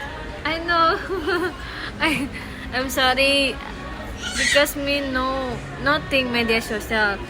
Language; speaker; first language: English; non-native, learner; Indonesian